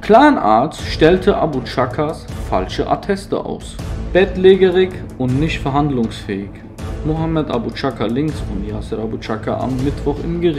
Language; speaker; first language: German; native; German